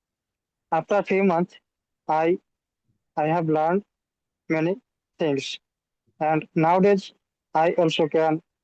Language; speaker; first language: English; non-native, learner; Bangla